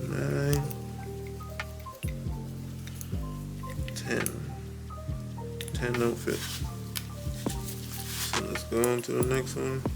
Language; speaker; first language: English; native; English